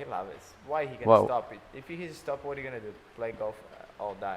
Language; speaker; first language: English; non-native, fluent; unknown